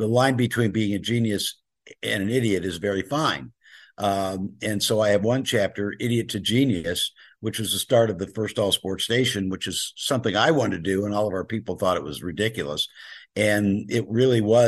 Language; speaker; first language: English; native; English